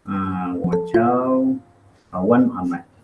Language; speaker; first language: Chinese; non-native, learner; Malay